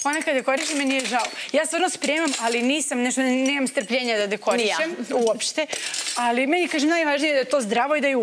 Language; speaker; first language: Serbian; native; Serbian